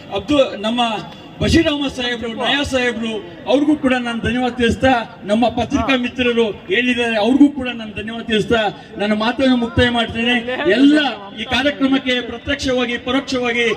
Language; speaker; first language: Kannada; non-native, local second language; Urdu